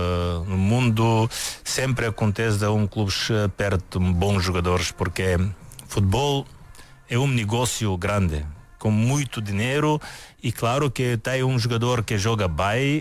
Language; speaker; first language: Portuguese; non-native, learner; Bulgarian